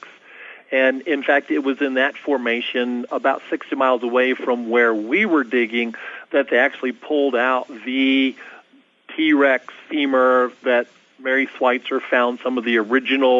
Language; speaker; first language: English; native; English